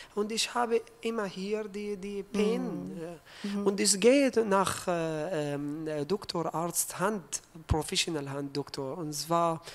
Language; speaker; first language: German; non-native, learner; Arabic